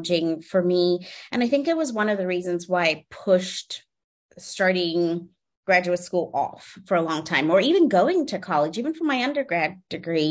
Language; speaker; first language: English; non-native, local second language; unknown